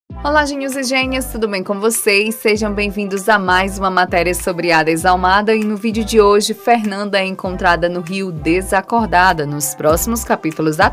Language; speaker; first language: Portuguese; native; Portuguese